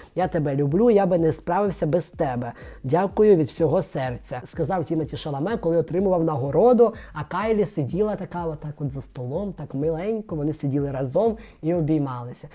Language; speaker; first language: Ukrainian; non-native, local second language; Russian